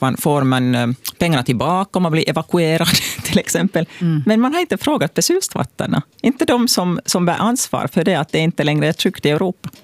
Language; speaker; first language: Swedish; non-native, local second language; Finnish